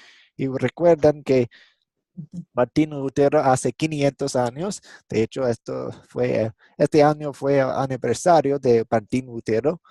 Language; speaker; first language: Spanish; non-native, fluent; English